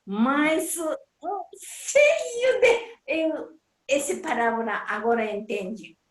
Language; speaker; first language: Portuguese; non-native, learner; Japanese